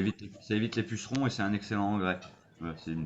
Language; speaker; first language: French; native; French